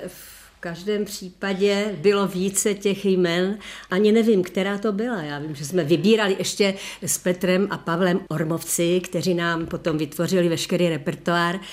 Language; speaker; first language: Czech; native; Czech